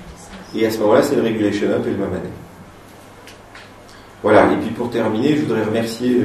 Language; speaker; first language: French; native; French